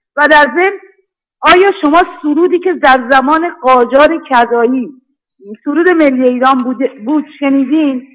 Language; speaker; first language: Persian; native; Persian